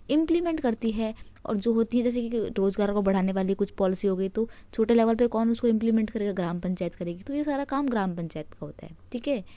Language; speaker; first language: Hindi; native; Hindi